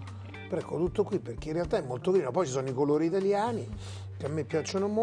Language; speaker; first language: Italian; native; Italian